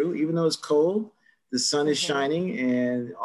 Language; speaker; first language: English; native; English